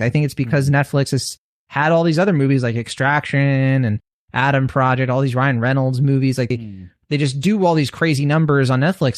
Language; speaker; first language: English; native; English